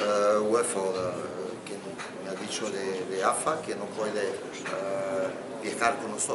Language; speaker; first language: Spanish; non-native, fluent; Croatian